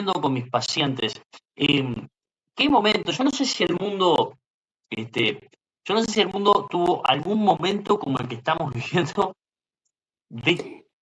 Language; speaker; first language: Spanish; native; Spanish